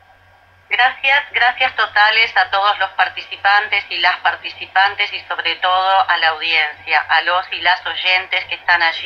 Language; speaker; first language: Spanish; native; Spanish